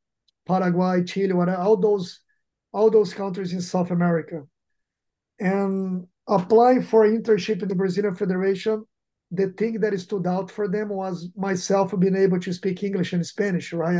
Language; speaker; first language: English; non-native, fluent; Portuguese